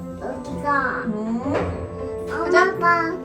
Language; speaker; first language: Korean; early bilingual, heritage; Korean